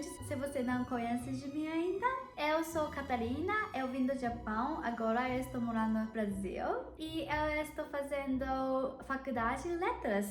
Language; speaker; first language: Portuguese; non-native, learner; Japanese